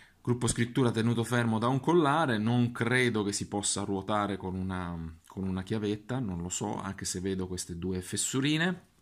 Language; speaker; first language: Italian; native; Italian